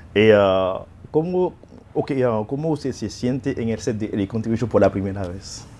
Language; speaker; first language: Spanish; non-native, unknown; Haitian Creole